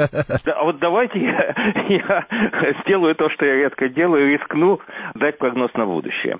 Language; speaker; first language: Russian; native; Russian